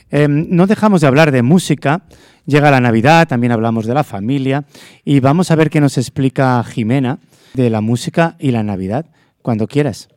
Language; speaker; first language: Spanish; native; Spanish